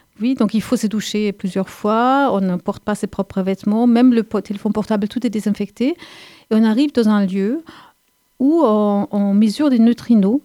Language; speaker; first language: French; non-native, fluent; German